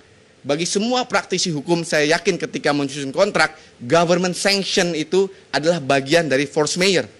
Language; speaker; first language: Indonesian; native; Indonesian